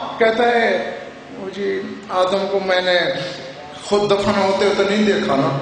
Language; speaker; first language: Urdu; non-native, local second language; Saraiki